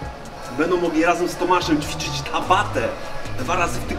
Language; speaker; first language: Polish; native; Polish